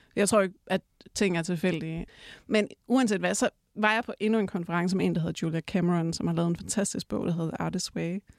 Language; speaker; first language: Danish; native; Danish